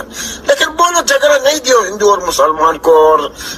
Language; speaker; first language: Hindi; non-native, learner; Arabic